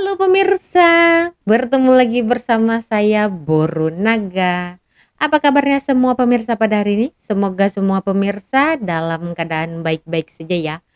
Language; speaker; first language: Indonesian; native; Indonesian